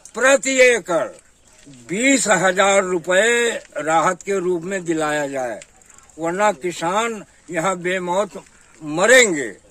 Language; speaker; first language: Hindi; native; Hindi